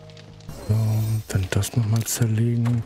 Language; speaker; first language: German; native; German